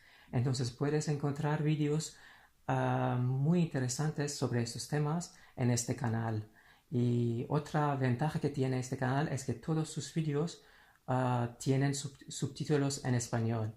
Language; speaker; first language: Spanish; non-native, fluent; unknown